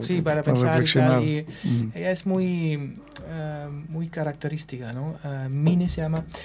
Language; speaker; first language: Spanish; non-native, fluent; German